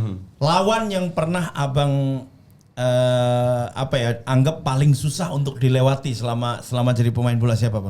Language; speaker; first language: Indonesian; native; Indonesian